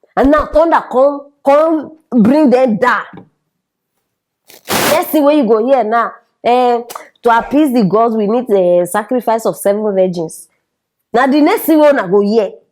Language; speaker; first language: Nigerian Pidgin; native; Nigerian Pidgin